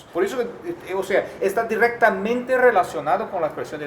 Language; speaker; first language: Spanish; non-native, fluent; Portuguese